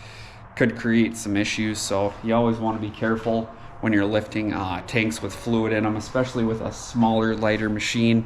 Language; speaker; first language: English; native; English